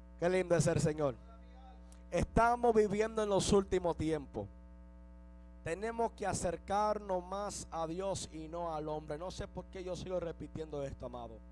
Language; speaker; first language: Spanish; early bilingual, heritage; Spanish